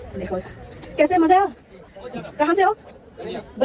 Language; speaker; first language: Hindi; non-native, local second language; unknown